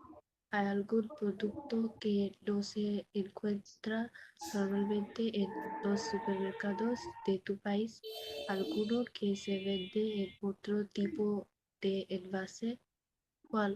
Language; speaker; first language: Spanish; non-native, learner; Bangla